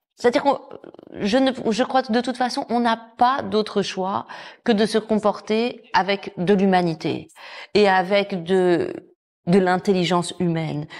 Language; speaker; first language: French; native; French